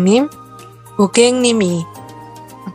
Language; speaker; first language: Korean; non-native, learner; Indonesian